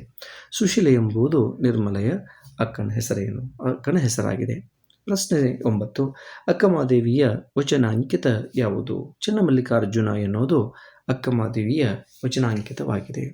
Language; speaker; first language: Kannada; native; Kannada